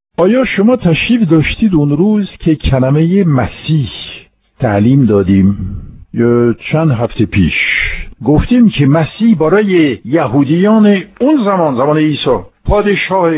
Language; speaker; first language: Persian; non-native, fluent; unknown